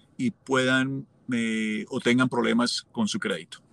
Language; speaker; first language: Spanish; native; Spanish